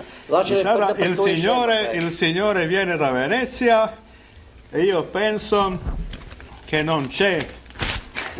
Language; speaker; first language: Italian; non-native, learner; Croatian